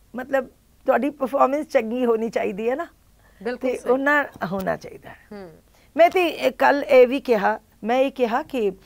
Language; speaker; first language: Punjabi; early bilingual, heritage; Punjabi